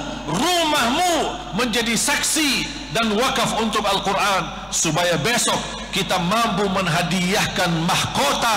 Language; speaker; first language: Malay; non-native, fluent; Arabic